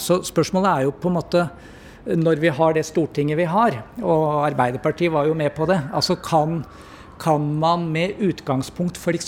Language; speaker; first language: Norwegian; native; Norwegian